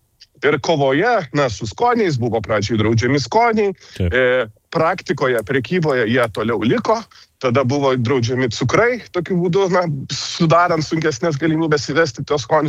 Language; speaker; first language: Lithuanian; native; Lithuanian